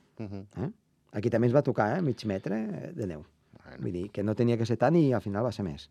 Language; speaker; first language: Catalan; native; Catalan